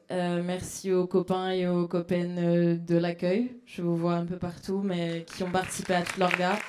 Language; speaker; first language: French; native; French